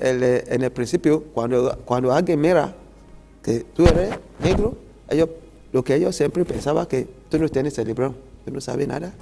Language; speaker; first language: Spanish; non-native, learner; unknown